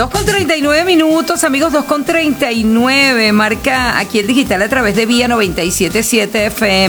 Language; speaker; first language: Spanish; native; Spanish